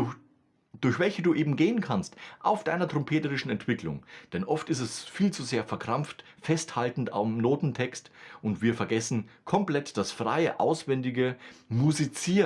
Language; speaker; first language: German; native; German